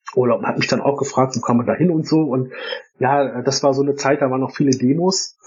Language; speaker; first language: German; native; German